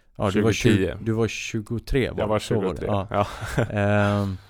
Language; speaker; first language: Swedish; native; Swedish